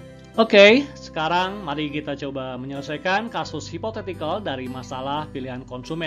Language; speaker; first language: Indonesian; native; Indonesian